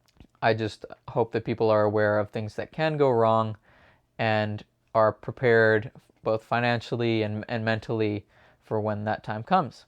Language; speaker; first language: English; native; English